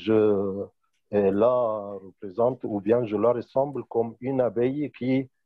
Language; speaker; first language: French; non-native, fluent; Arabic